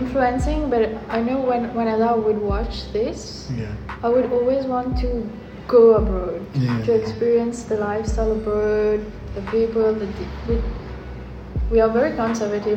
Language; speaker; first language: English; non-native, fluent; Morisyen